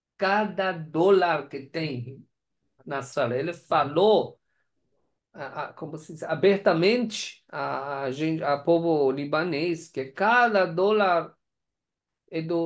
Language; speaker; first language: Portuguese; non-native, fluent; Persian